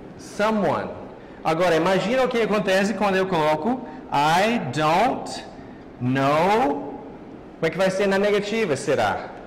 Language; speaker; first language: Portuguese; non-native, fluent; English